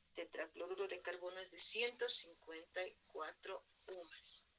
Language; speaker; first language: Spanish; native; Spanish